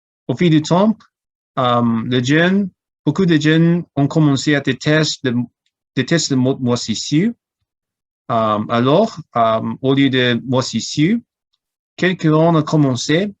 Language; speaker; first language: French; non-native, learner; Cantonese